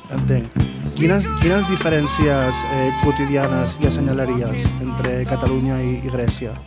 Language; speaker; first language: Catalan; native; Catalan